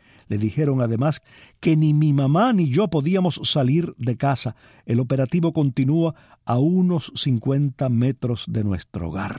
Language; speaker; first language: Spanish; native; Spanish